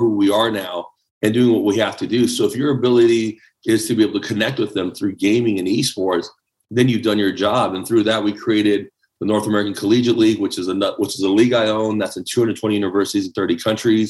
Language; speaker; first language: English; early bilingual, other home language; Chinese